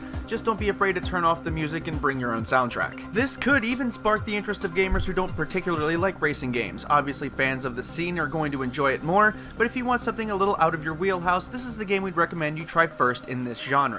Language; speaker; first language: English; native; English